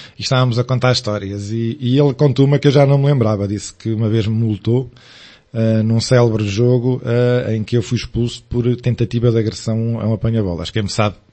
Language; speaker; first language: Portuguese; native; Portuguese